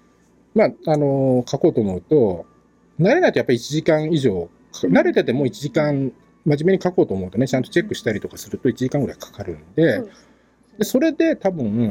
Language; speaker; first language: Japanese; native; Japanese